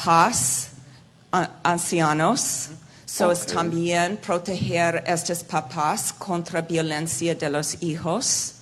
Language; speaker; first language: Spanish; non-native, fluent; English